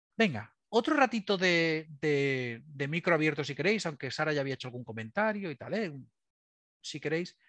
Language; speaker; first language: Spanish; native; Spanish